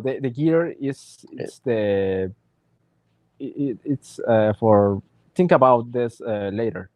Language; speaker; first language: English; non-native, learner; Spanish